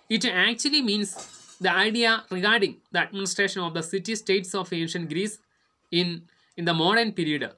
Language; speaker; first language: English; non-native, local second language; Malayalam